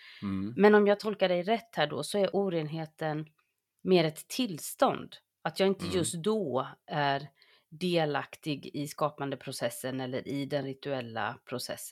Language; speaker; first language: Swedish; native; Swedish